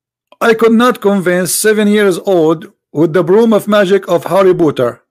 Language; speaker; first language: English; non-native, fluent; Arabic